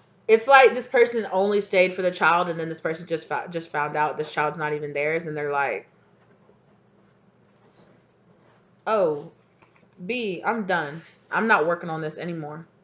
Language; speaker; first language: English; native; English